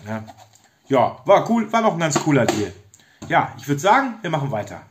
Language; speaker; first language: German; native; German